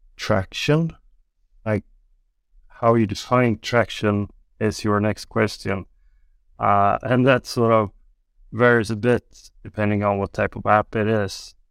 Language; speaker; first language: English; non-native, fluent; Swedish